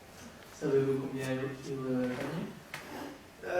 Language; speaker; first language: French; non-native, learner; Dutch